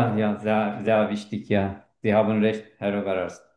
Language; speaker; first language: German; non-native, learner; Turkish